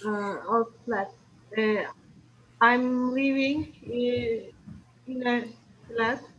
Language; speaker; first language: English; non-native, learner; Turkish